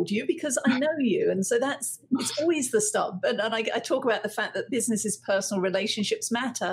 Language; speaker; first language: English; native; English